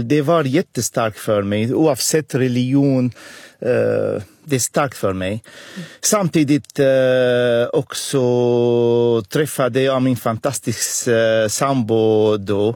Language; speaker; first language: Swedish; non-native, fluent; Arabic